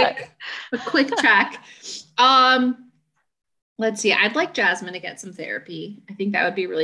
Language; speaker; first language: English; native; English